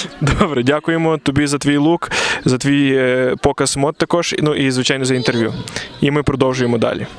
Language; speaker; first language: Ukrainian; native; Ukrainian